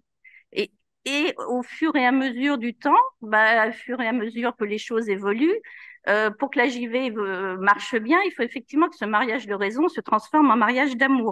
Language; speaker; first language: French; native; French